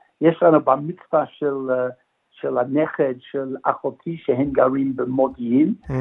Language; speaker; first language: Hebrew; non-native, fluent; English